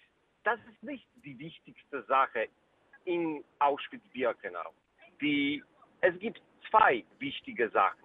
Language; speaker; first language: German; non-native, fluent; Polish